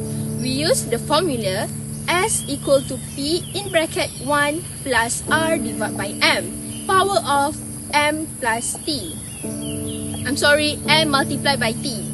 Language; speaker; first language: English; non-native, local second language; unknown